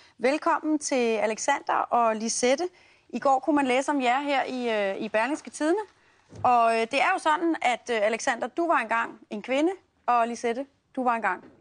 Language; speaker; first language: Danish; native; Danish